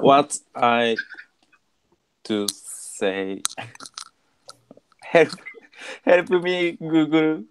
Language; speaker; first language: English; non-native, learner; Japanese